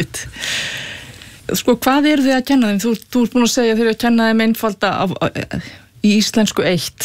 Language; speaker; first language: Icelandic; native; Icelandic